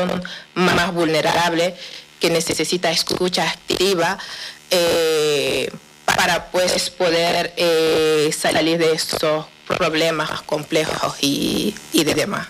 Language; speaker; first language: Spanish; non-native, fluent; Wolof